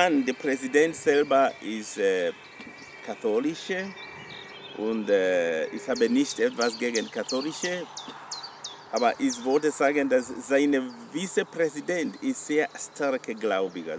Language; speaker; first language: German; non-native, learner; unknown